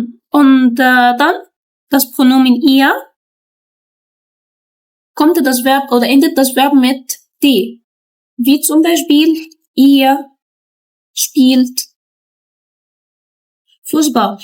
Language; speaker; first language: German; non-native, learner; Arabic